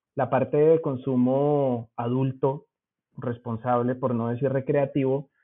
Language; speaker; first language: Spanish; native; Spanish